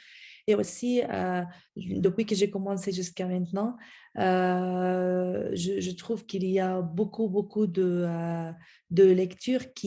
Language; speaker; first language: French; non-native, fluent; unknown